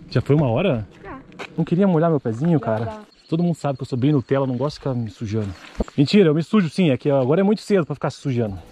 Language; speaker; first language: Portuguese; native; Portuguese